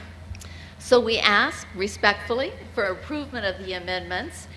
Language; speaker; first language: English; native; English